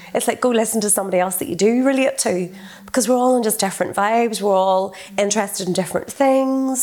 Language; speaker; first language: English; native; English